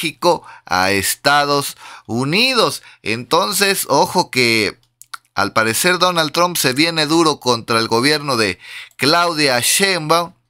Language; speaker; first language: Spanish; native; Spanish